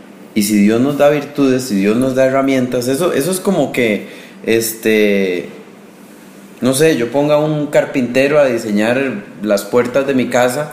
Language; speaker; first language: Spanish; native; Spanish